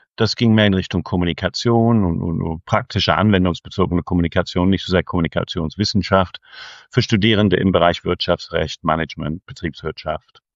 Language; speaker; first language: German; non-native, fluent; English